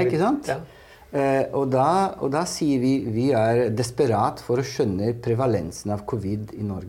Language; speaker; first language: Norwegian; non-native, fluent; Italian